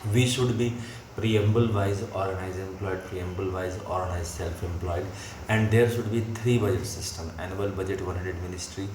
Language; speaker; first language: English; non-native, local second language; Hindi